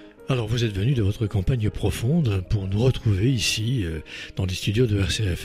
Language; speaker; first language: French; native; French